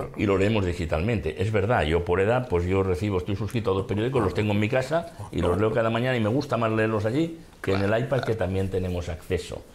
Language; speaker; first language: Spanish; non-native, local second language; Catalan